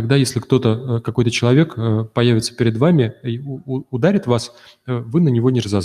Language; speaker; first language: Russian; native; Russian